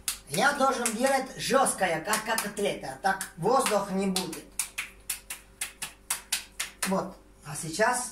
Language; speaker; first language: Russian; non-native, learner; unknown